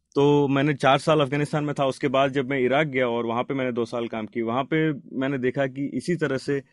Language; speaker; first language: Hindi; non-native, local second language; Telugu